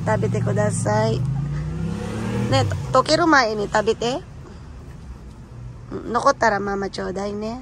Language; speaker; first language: Japanese; non-native, fluent; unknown